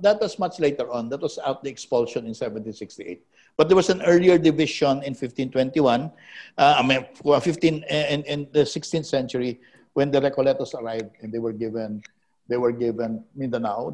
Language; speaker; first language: English; non-native, local second language; Filipino